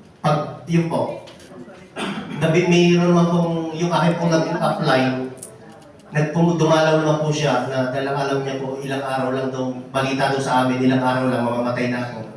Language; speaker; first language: Filipino; native; Filipino